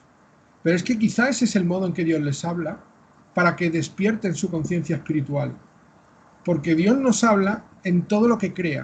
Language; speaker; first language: Spanish; native; Spanish